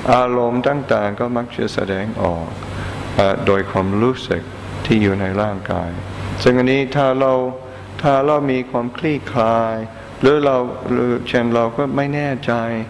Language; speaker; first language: Thai; non-native, fluent; English